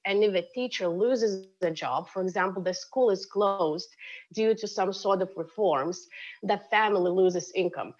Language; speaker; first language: English; non-native, fluent; Lithuanian